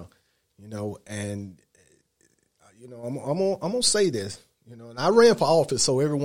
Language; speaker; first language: English; native; English